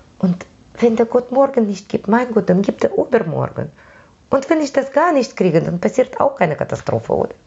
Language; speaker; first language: German; non-native, fluent; Russian